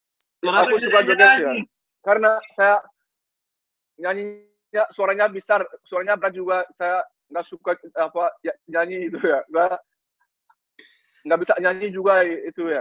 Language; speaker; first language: Indonesian; non-native, learner; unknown